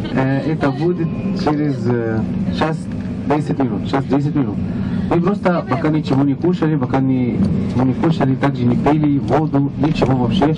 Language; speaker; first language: Russian; non-native, fluent; Arabic